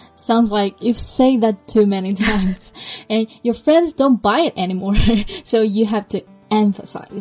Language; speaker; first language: English; non-native, fluent; Chinese